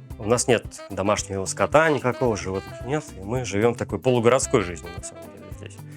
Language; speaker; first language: Russian; native; Russian